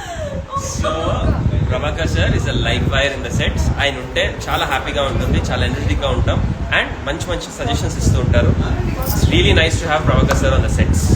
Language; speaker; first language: Telugu; native; Telugu